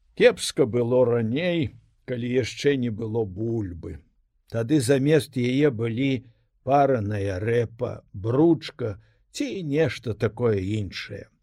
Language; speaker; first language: Belarusian; non-native, local second language; Russian